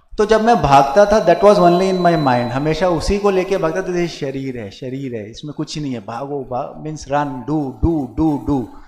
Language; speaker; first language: Hindi; non-native, local second language; Kannada